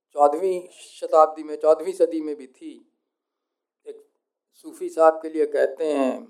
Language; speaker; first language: Hindi; native; Hindi